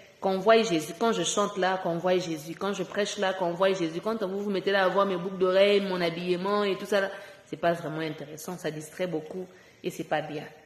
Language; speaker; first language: French; non-native, local second language; Lingala